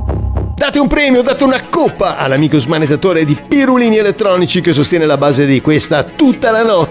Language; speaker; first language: Italian; native; Italian